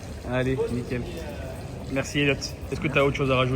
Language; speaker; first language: French; native; French